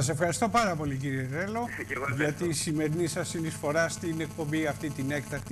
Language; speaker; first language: Greek; native; Greek